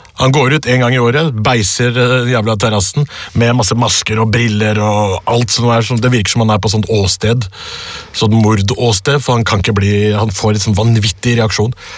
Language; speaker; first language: Norwegian; early bilingual, other home language; Urdu